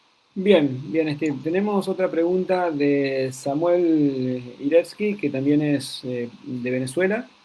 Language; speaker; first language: Spanish; native; Spanish